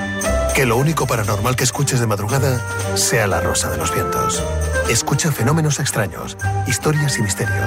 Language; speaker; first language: Spanish; native; Spanish